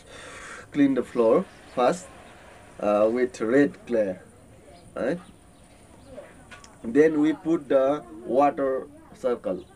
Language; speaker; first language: English; non-native, learner; Newari